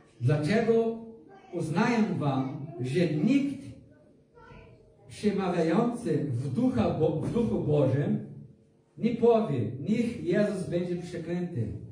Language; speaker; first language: Polish; non-native, learner; Portuguese